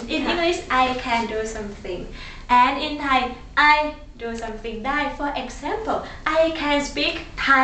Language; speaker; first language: English; non-native, learner; Thai